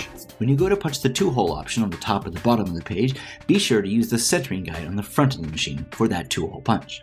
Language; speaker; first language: English; native; English